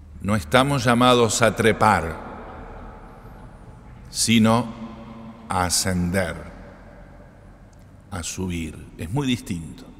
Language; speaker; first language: Spanish; native; Spanish